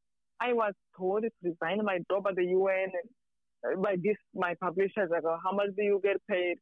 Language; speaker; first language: English; non-native, local second language; Kinyarwanda